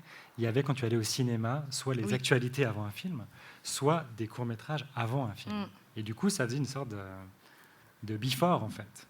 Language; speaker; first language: French; native; French